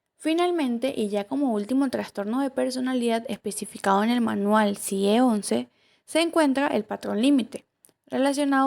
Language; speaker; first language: Spanish; native; Spanish